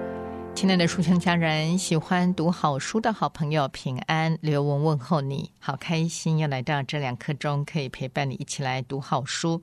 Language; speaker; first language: Chinese; native; Chinese